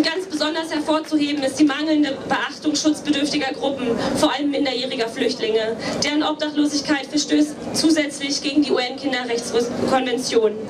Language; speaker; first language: German; native; German